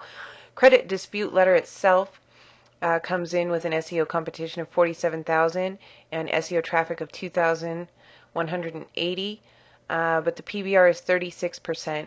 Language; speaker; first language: English; native; English